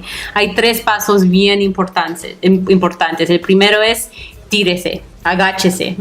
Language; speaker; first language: Spanish; native; Spanish